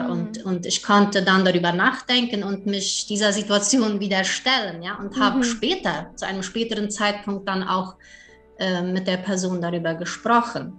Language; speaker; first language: German; early bilingual, heritage; German